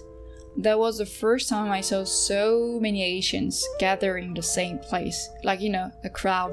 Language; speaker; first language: English; non-native, fluent; French